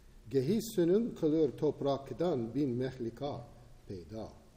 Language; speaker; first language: Turkish; non-native, fluent; English